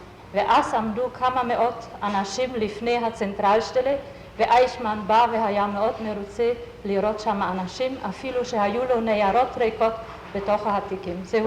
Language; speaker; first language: Hebrew; non-native, fluent; German